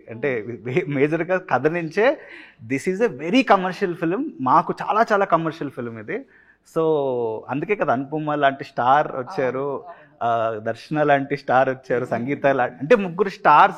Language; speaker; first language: Telugu; native; Telugu